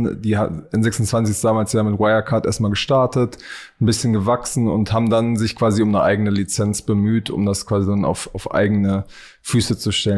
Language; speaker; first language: German; native; German